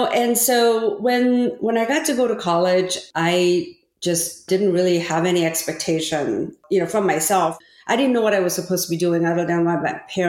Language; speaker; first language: English; early bilingual, other home language; Korean